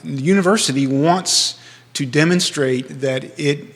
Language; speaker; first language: English; native; English